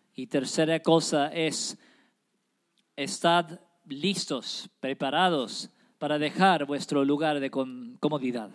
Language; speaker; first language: Spanish; native; Spanish